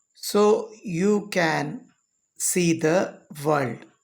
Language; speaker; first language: English; non-native, local second language; Marathi